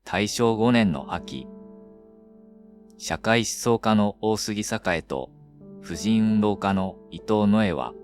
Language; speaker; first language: Japanese; native; Japanese